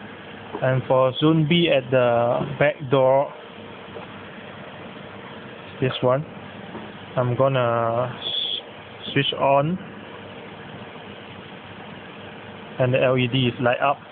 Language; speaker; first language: English; non-native, local second language; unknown